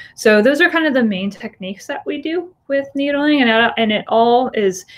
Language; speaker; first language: English; native; English